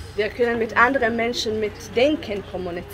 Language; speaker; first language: German; non-native, learner; Bosnian